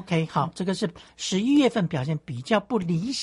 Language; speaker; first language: Chinese; native; Chinese